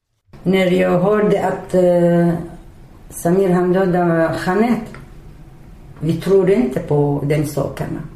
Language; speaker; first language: Swedish; non-native, learner; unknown